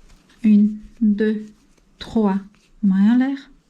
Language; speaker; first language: French; non-native, fluent; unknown